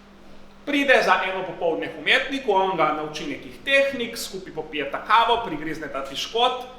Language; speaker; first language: Slovenian; native; Slovenian